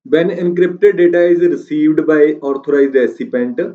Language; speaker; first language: English; non-native, local second language; Punjabi